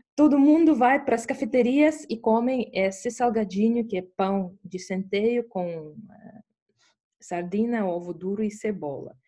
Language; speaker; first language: Portuguese; non-native, fluent; Estonian